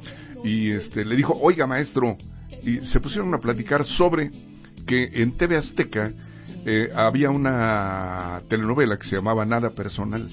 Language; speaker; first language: Spanish; native; Spanish